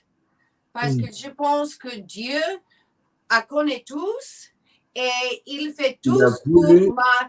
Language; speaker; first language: French; non-native, learner; English